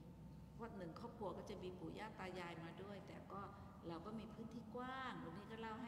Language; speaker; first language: Thai; native; Thai